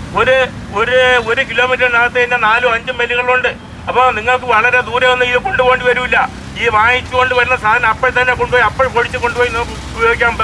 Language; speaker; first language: Malayalam; native; Malayalam